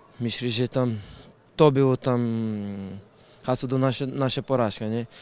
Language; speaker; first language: Polish; non-native, learner; Portuguese